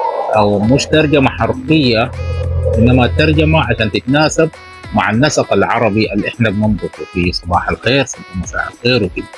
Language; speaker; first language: Arabic; native; Arabic